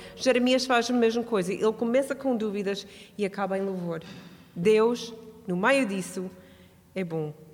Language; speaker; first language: Portuguese; non-native, fluent; English